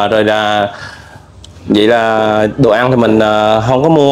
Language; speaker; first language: Vietnamese; native; Vietnamese